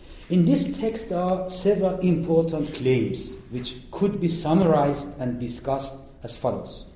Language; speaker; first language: English; non-native, fluent; Persian